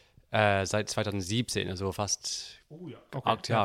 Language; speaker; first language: German; non-native, learner; English